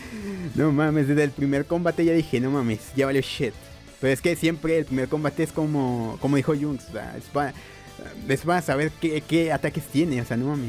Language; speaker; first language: Spanish; native; Spanish